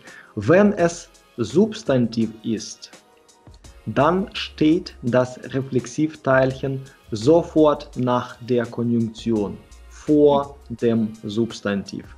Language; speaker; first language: German; non-native, fluent; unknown